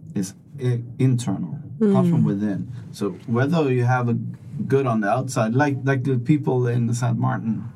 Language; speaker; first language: English; non-native, fluent; Swedish